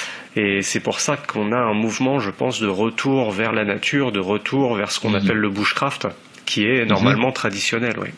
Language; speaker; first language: French; native; French